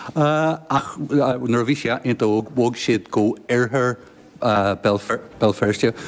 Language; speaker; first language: Irish; native; Irish